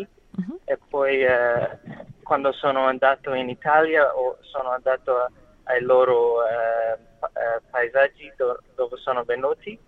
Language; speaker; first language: Italian; non-native, learner; English